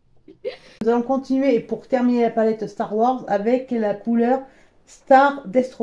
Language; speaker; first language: French; native; French